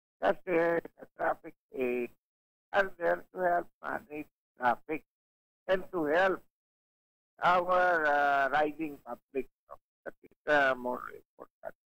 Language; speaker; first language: English; non-native, local second language; Hiligaynon